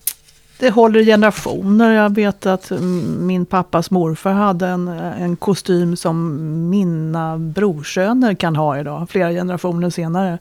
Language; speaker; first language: Swedish; native; Swedish